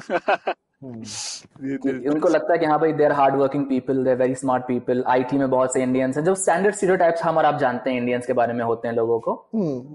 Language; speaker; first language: Hindi; native; Hindi